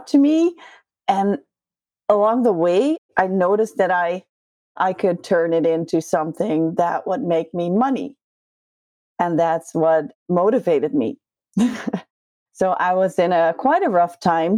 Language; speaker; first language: English; non-native, fluent; Dutch